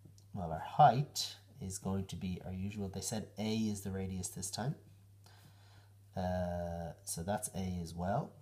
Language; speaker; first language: English; native; English